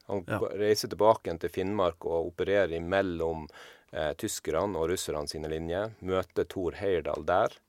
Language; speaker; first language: Norwegian; native; Norwegian